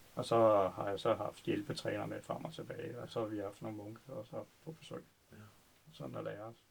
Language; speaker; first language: Danish; native; Danish